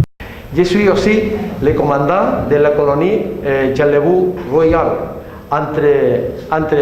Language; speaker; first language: French; non-native, learner; Spanish